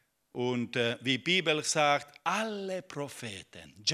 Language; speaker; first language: German; non-native, fluent; Finnish